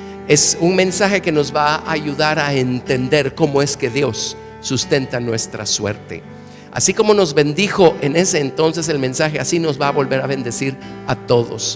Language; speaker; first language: Spanish; native; Spanish